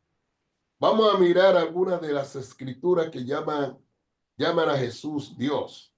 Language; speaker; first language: Spanish; non-native, fluent; English